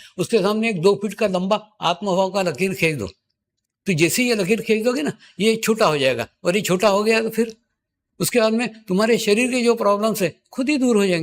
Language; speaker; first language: Hindi; native; Hindi